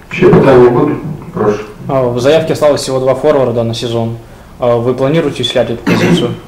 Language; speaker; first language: Russian; native; Russian